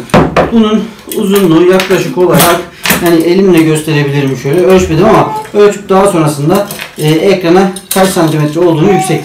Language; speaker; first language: Turkish; native; Turkish